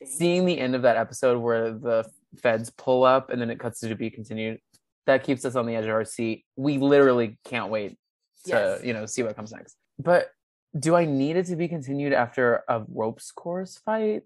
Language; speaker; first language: English; native; English